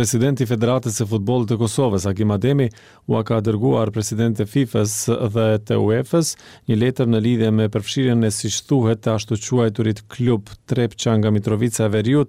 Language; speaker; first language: Albanian; native; Albanian